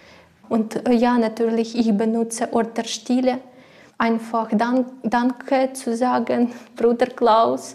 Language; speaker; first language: German; non-native, learner; Ukrainian